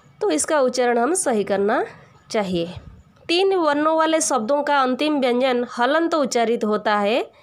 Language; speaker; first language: Hindi; non-native, local second language; Odia